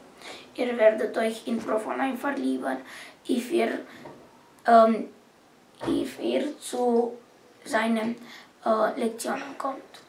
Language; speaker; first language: German; non-native, learner; Romanian